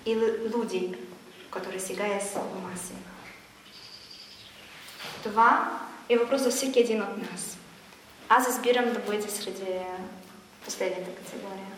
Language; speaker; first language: Bulgarian; non-native, fluent; Russian